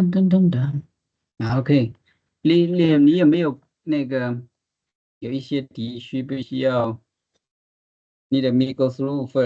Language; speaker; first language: Chinese; native; Chinese